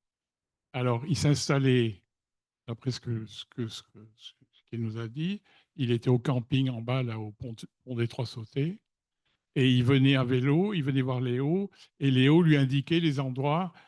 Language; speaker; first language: French; native; French